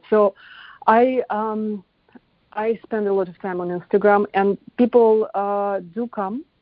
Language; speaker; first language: English; non-native, fluent; Russian